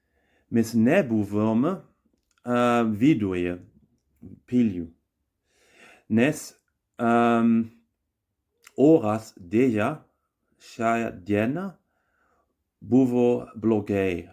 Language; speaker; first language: Lithuanian; non-native, learner; German